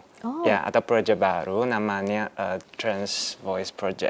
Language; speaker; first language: Indonesian; non-native, fluent; Chinese